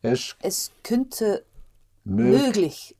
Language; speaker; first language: German; non-native, learner; English